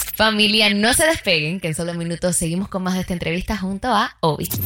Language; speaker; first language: Spanish; native; Spanish